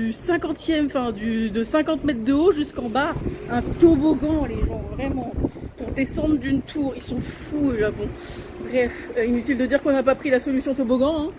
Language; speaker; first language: French; native; French